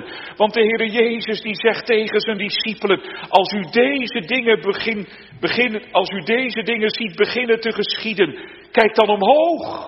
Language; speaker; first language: Dutch; native; Dutch